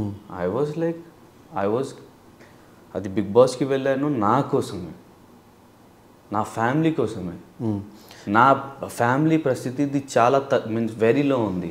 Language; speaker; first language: Telugu; non-native, learner; Hindi